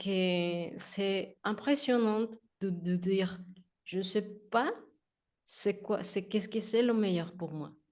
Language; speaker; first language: French; non-native, learner; Spanish